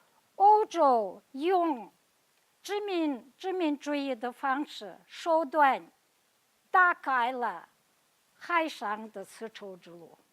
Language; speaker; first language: Chinese; non-native, fluent; Kazakh